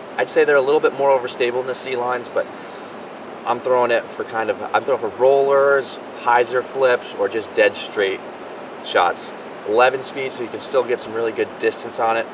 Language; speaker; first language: English; native; English